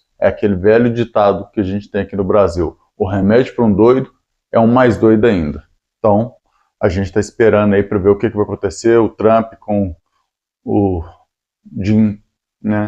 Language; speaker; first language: Portuguese; native; Portuguese